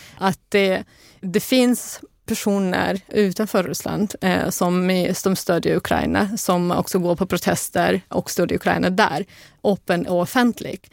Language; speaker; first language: Swedish; non-native, fluent; Russian